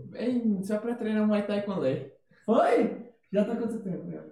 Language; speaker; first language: Portuguese; non-native, learner; Arabic